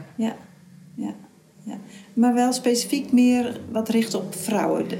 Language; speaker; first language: Dutch; native; Dutch